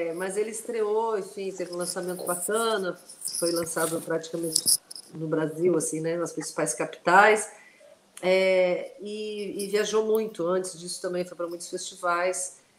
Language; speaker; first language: Portuguese; non-native, local second language; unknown